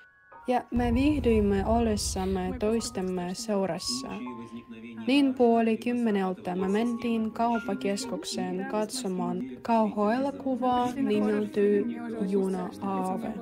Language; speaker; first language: Finnish; non-native, learner; Russian